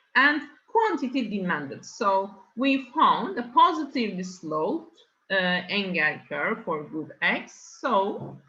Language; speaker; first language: English; non-native, fluent; Turkish